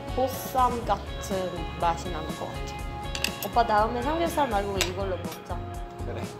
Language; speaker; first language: Korean; non-native, fluent; Spanish